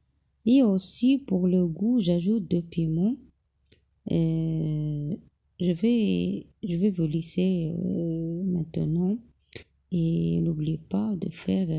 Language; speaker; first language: French; non-native, local second language; Arabic